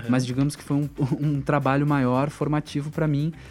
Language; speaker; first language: Portuguese; native; Portuguese